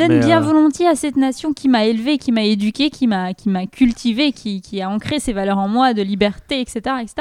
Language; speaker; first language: French; native; French